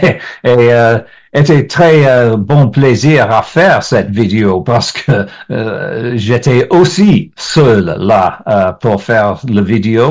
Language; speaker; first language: French; non-native, learner; English